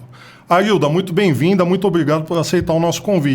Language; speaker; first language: Portuguese; native; Portuguese